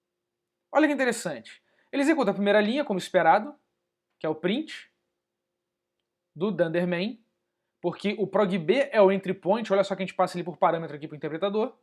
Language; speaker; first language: Portuguese; native; Portuguese